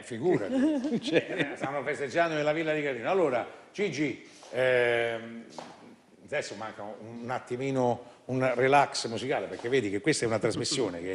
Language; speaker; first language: Italian; native; Italian